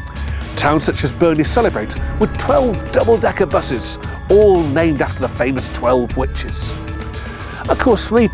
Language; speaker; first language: English; native; English